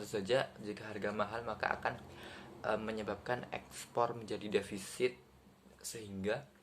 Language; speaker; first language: Indonesian; native; Indonesian